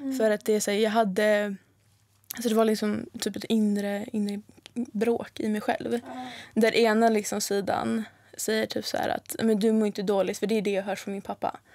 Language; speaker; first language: Swedish; native; Swedish